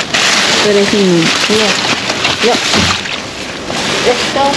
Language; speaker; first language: Spanish; non-native, learner; Filipino